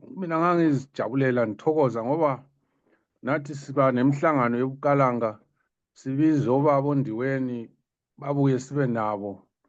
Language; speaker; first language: Zulu; native; Zulu